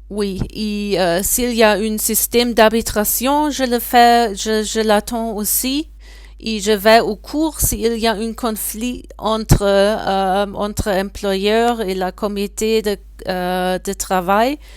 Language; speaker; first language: French; non-native, learner; German